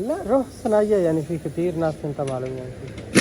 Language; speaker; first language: Arabic; non-native, learner; Urdu